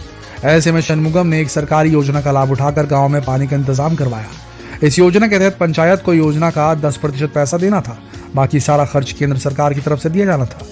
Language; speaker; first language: Hindi; native; Hindi